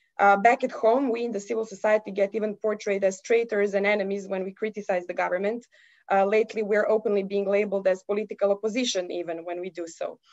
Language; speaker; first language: English; non-native, fluent; Serbian